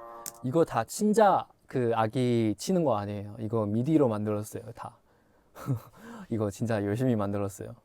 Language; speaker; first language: Korean; non-native, fluent; Chinese